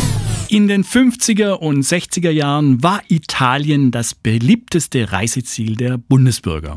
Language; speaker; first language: German; native; German